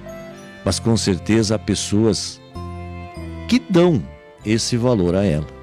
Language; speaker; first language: Portuguese; native; Portuguese